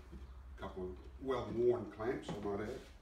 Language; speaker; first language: English; native; English